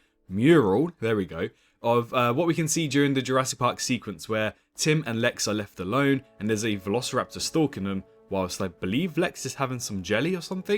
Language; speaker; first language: English; native; English